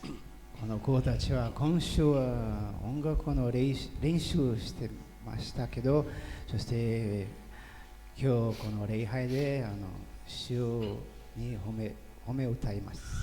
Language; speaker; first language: Japanese; early bilingual, heritage; Portuguese